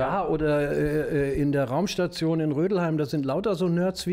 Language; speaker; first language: German; native; German